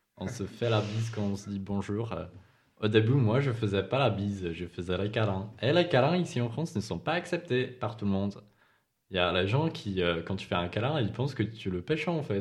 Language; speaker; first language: French; non-native, fluent; Czech